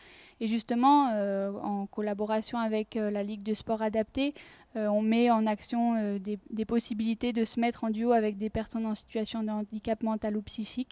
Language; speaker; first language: French; native; French